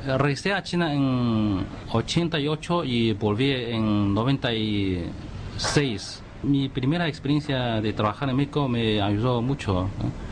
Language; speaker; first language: Spanish; non-native, fluent; Chinese